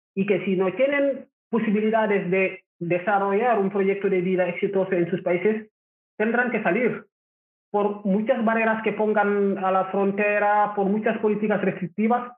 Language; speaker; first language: Spanish; non-native, fluent; Wolof